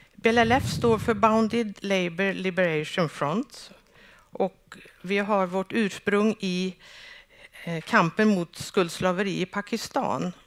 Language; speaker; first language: Swedish; native; Swedish